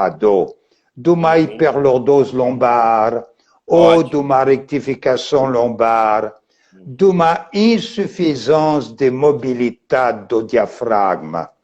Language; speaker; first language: Portuguese; non-native, fluent; French